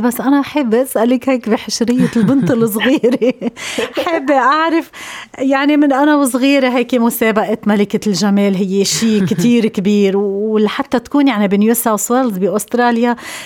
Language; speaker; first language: Arabic; native; Arabic